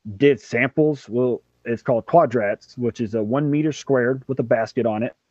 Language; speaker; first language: English; native; English